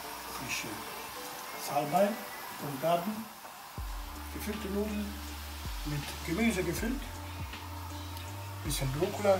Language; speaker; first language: German; non-native, fluent; Italian